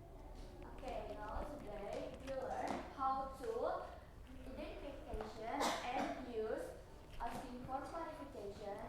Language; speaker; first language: English; non-native, learner; Indonesian